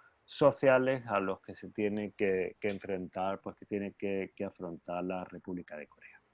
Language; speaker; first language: Spanish; native; Spanish